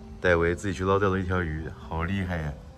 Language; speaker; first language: Chinese; native; Chinese